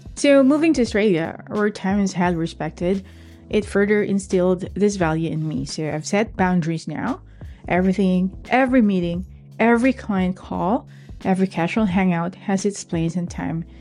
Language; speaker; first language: English; non-native, local second language; Filipino